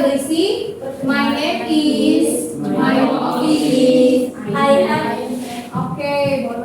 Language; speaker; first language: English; non-native, fluent; Indonesian